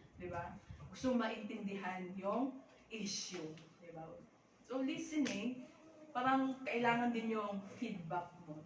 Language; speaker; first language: Filipino; native; Filipino